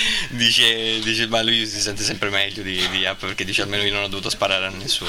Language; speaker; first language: Italian; native; Italian